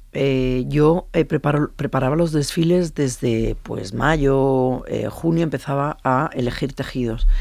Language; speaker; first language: Spanish; native; Spanish